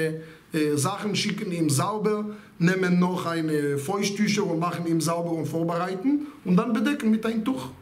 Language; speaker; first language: German; non-native, fluent; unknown